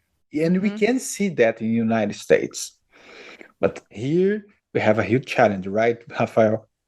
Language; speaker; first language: English; non-native, fluent; Portuguese